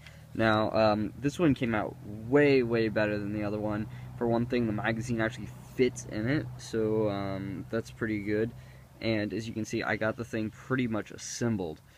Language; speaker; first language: English; native; English